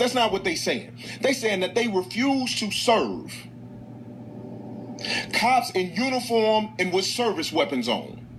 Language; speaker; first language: English; native; English